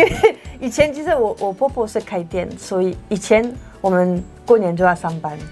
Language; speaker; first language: Chinese; non-native, fluent; French